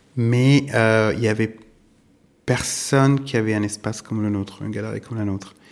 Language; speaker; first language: French; non-native, fluent; Italian